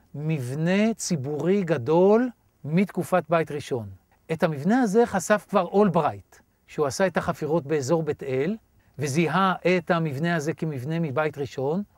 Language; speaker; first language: Hebrew; native; Hebrew